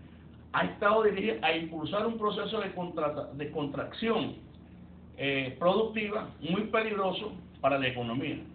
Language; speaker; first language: Spanish; native; Spanish